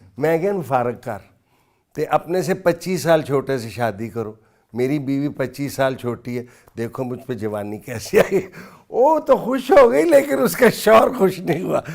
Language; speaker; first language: Urdu; non-native, local second language; Punjabi